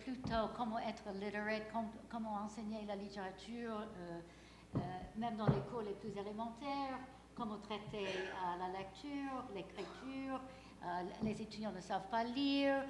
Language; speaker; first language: French; non-native, fluent; English